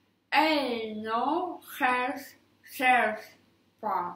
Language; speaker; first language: French; non-native, learner; Russian